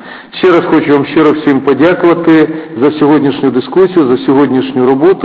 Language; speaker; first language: Ukrainian; native; Ukrainian